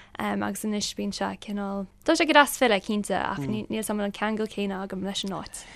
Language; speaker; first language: Irish; non-native, local second language; English